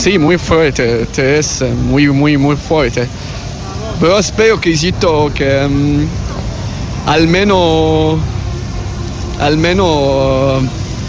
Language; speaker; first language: Spanish; non-native, learner; Arabic